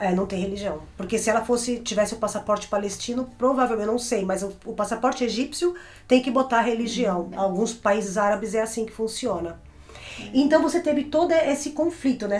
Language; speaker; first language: Portuguese; native; Portuguese